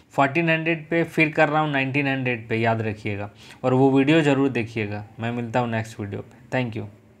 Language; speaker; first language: Hindi; native; Hindi